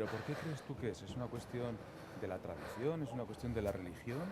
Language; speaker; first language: Spanish; native; Spanish